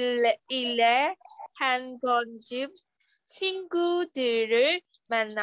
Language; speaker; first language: Korean; non-native, learner; Burmese